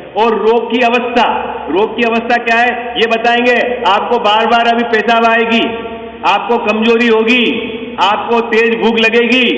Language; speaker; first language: Hindi; native; Hindi